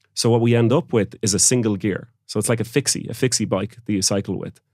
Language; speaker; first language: English; native; English